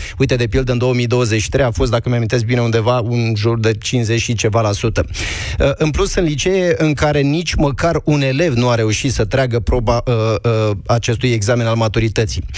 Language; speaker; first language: Romanian; native; Romanian